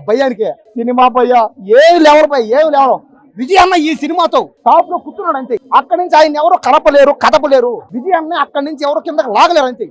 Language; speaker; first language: Telugu; native; Telugu